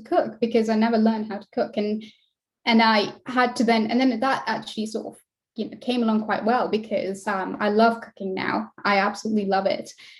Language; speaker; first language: English; native; English